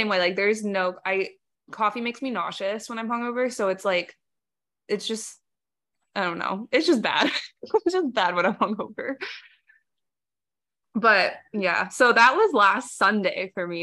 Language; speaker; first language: English; native; English